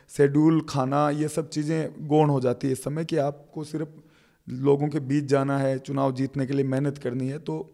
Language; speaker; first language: Hindi; native; Hindi